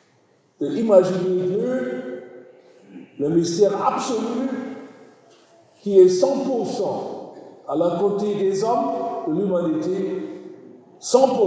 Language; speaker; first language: French; non-native, learner; German